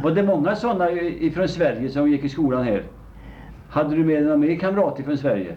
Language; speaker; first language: Swedish; native; Swedish